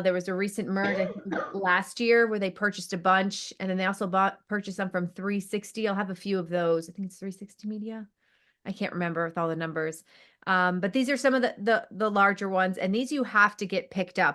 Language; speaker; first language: English; native; English